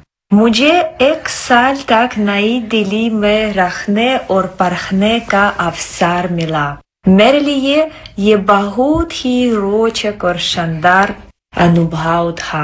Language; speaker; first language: Hindi; non-native, fluent; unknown